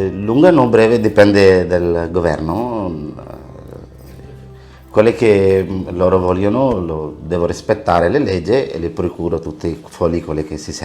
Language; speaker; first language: Italian; non-native, learner; Punjabi